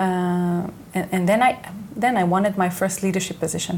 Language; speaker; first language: English; non-native, fluent; Hebrew